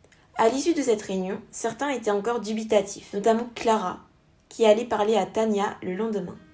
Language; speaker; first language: French; native; French